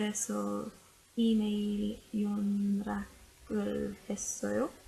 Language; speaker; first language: Korean; non-native, learner; English